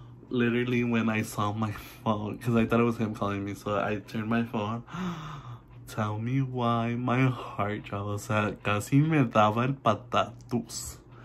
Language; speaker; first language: English; early bilingual, other home language; Spanish